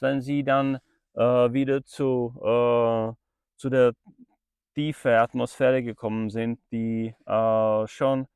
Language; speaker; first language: German; non-native, fluent; Czech